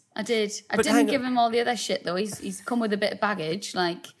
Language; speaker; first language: English; native; English